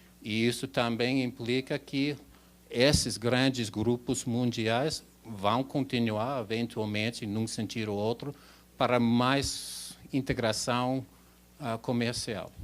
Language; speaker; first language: Portuguese; non-native, fluent; English